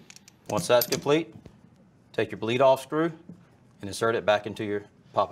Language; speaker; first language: English; native; English